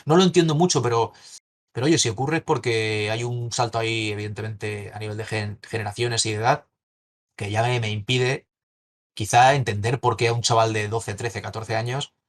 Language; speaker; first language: Spanish; native; Spanish